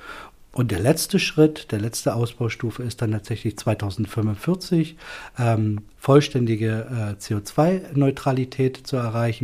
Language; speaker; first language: German; native; German